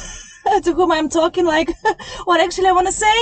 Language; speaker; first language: English; non-native, fluent; Russian